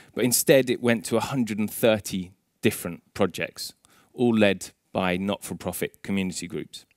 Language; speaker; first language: English; native; English